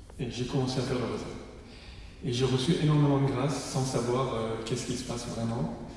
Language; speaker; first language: French; non-native, fluent; Persian